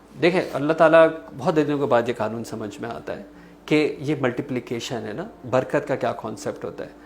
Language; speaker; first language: Urdu; native; Urdu